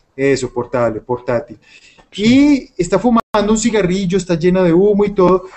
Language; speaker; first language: Spanish; native; Spanish